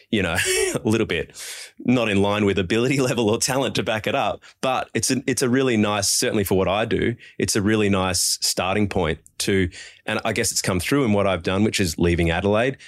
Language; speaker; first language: English; native; English